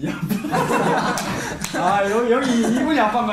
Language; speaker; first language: Korean; native; Korean